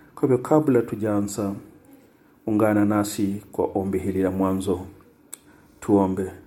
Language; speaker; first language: Swahili; non-native, local second language; Luyia